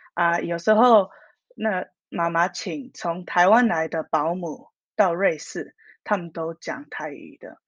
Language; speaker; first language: Chinese; early bilingual, heritage; Min Nan Chinese